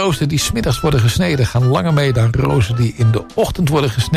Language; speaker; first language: Dutch; native; Dutch